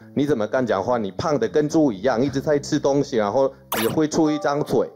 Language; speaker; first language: Chinese; non-native, fluent; Spanish